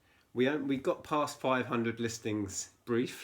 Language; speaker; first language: English; native; English